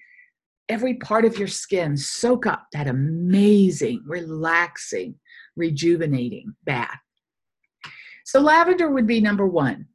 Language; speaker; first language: English; native; English